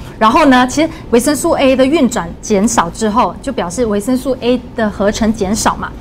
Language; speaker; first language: Chinese; native; Chinese